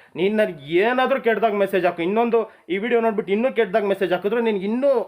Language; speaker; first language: Kannada; non-native, local second language; Marathi